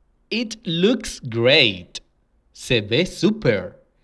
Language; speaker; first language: English; non-native, fluent; Spanish